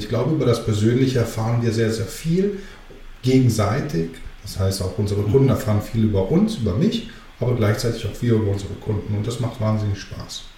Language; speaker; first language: German; early bilingual, other home language; Greek